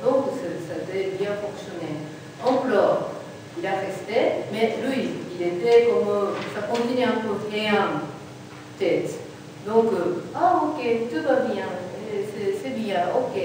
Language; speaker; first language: French; non-native, learner; Japanese